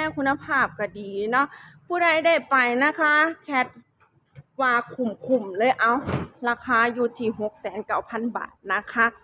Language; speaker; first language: Thai; non-native, local second language; Northeastern Thai